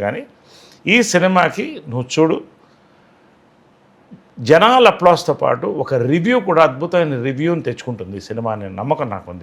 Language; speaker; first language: Telugu; native; Telugu